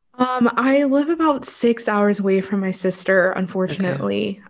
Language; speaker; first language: English; native; English